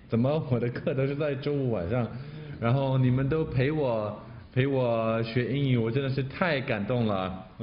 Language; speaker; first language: Chinese; non-native, fluent; English